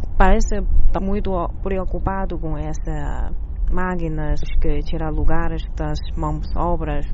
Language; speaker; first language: Portuguese; non-native, learner; Chinese